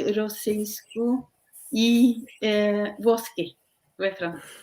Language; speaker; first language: Polish; non-native, learner; Norwegian